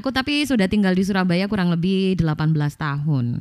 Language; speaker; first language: Indonesian; non-native, local second language; Javanese